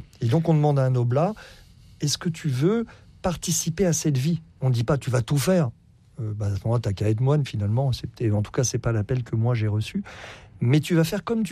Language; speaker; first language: French; native; French